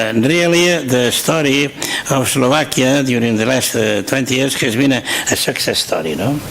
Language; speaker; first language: English; non-native, fluent; Catalan